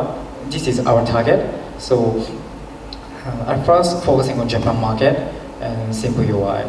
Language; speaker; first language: English; non-native, learner; Japanese